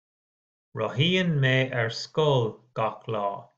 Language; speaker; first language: Irish; non-native, learner; English